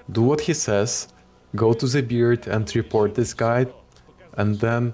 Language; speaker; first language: English; non-native, fluent; Ukrainian